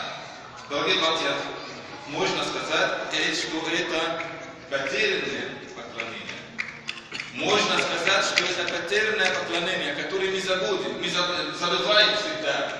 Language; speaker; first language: Russian; non-native, fluent; Arabic